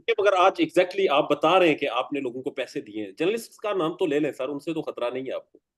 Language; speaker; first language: Urdu; native; Urdu